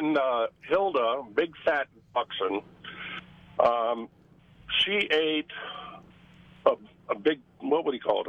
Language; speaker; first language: English; native; English